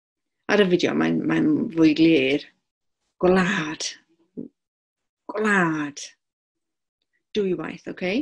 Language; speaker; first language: Welsh; non-native, local second language; English